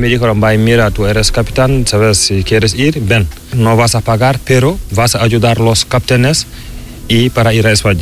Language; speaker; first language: Spanish; non-native, learner; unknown